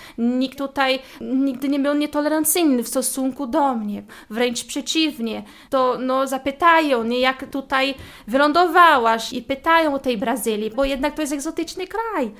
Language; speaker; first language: Polish; non-native, fluent; Portuguese